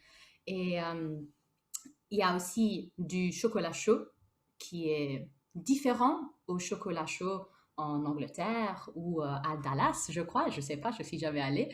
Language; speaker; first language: French; native; French